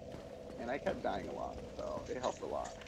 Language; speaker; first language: English; native; English